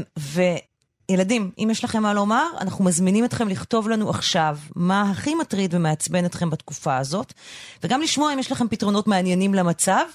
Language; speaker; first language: Hebrew; native; Hebrew